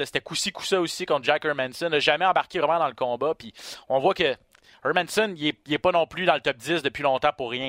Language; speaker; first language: French; native; French